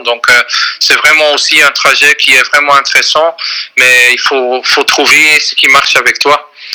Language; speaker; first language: French; non-native, fluent; Dutch